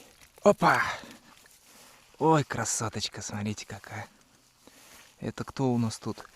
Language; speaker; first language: Russian; native; Russian